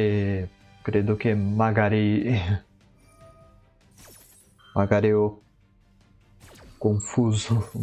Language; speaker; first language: Italian; non-native, learner; Portuguese